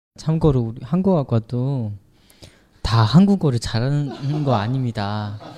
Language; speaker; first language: Korean; non-native, fluent; Chinese